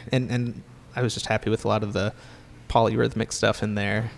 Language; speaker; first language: English; native; English